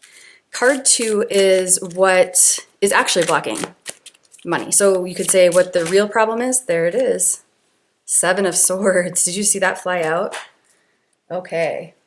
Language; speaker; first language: English; native; English